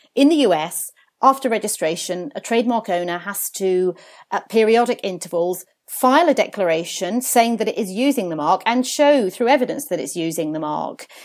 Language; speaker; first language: English; early bilingual, other home language; Italian